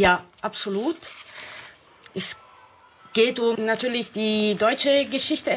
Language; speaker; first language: German; non-native, fluent; Italian